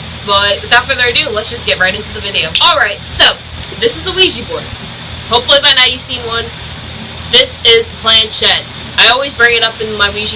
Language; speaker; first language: English; native; English